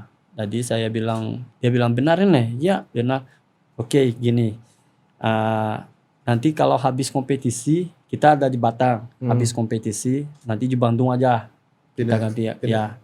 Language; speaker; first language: Indonesian; non-native, fluent; Portuguese